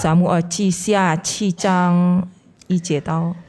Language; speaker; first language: Chinese; non-native, fluent; Indonesian